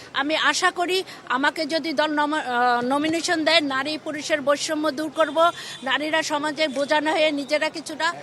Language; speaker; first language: Bangla; native; Bangla